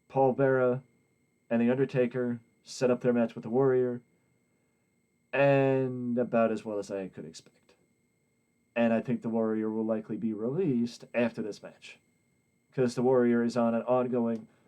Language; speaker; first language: English; native; English